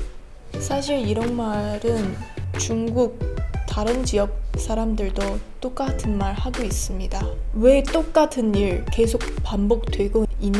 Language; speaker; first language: Korean; non-native, learner; Chinese